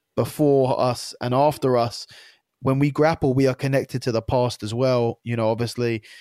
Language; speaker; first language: English; native; English